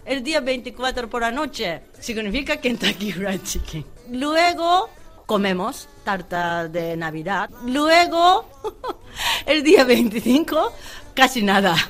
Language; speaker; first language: Spanish; non-native, fluent; Japanese